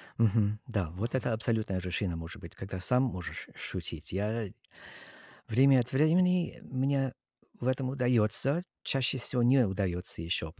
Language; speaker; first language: Russian; non-native, fluent; English